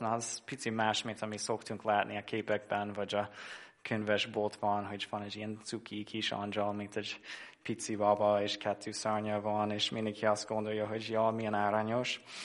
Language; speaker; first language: Hungarian; non-native, fluent; English